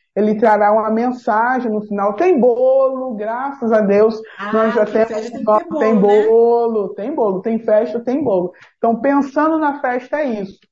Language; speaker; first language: Portuguese; native; Portuguese